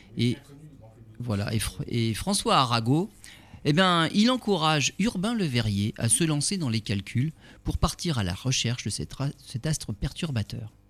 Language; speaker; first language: French; native; French